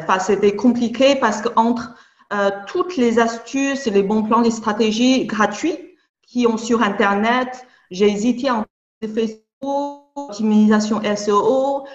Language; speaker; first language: French; non-native, fluent; Chinese